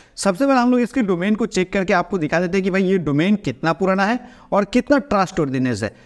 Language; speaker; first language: Hindi; non-native, local second language; Bangla